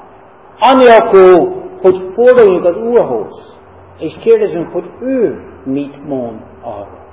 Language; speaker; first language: Hungarian; non-native, fluent; English